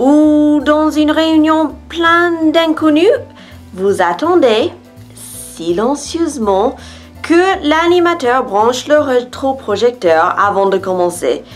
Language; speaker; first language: French; non-native, fluent; English